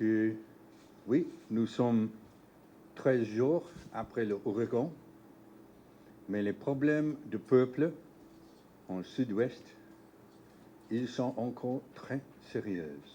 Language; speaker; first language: French; non-native, learner; English